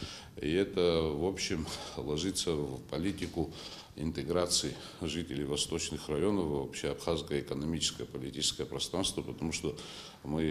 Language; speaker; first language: Russian; non-native, local second language; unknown